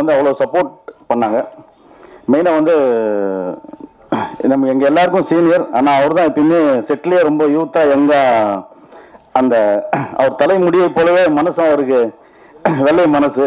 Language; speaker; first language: Tamil; native; Tamil